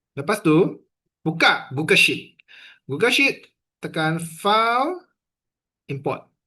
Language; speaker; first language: Malay; non-native, local second language; Chinese